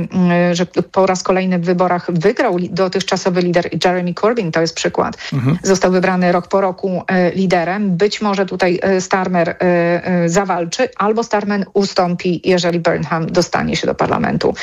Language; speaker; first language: Polish; native; Polish